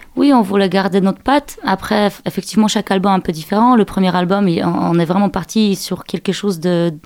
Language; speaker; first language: French; non-native, fluent; Polish